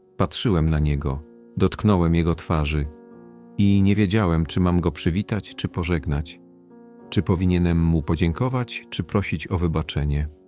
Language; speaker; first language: Polish; non-native, fluent; Kurdish